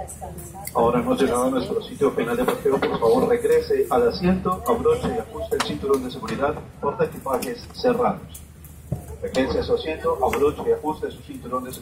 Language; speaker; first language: Spanish; native; Spanish